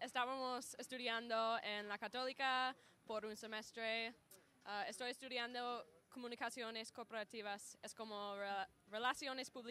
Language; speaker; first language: Spanish; non-native, learner; English